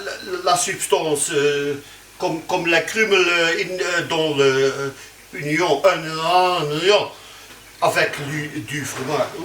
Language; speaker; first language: French; non-native, learner; Dutch